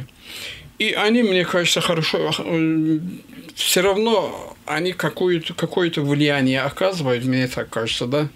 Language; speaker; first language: Russian; non-native, local second language; Azerbaijani